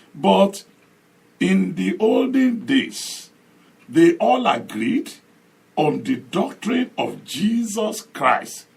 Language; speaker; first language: English; non-native, local second language; Yoruba